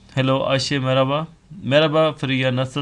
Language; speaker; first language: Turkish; non-native, fluent; Urdu